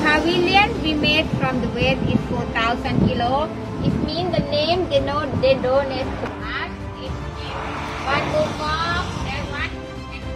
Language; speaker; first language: English; non-native, learner; Thai